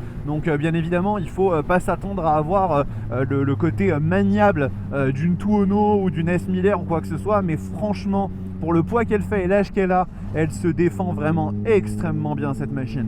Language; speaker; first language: French; native; French